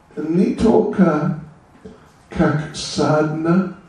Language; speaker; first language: Russian; non-native, learner; English